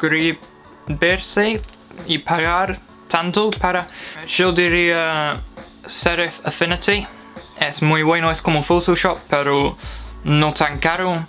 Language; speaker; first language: Spanish; non-native, fluent; English